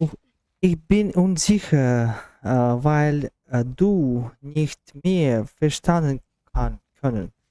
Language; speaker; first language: German; non-native, learner; Russian